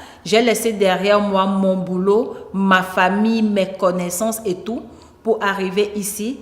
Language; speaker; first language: French; non-native, local second language; Ewe